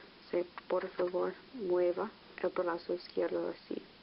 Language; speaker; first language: Spanish; non-native, learner; English